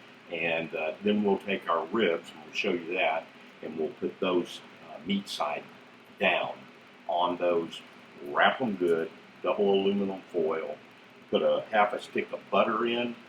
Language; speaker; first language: English; native; English